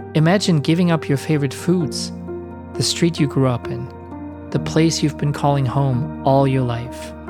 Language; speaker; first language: English; non-native, fluent; German